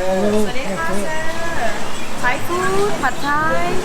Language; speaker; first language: English; non-native, learner; Thai